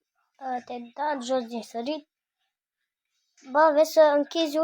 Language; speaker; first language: Romanian; native; Romanian